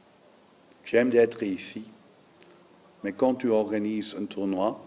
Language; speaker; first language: French; non-native, learner; Dutch